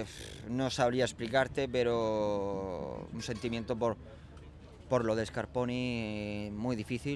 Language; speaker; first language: Spanish; native; Spanish